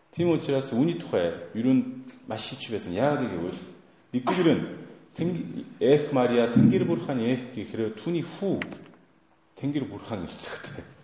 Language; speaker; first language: Mongolian; non-native, fluent; Korean